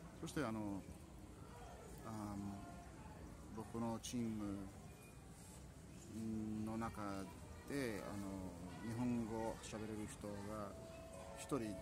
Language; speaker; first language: Japanese; non-native, learner; English